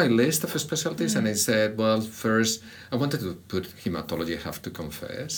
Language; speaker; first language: English; non-native, fluent; Spanish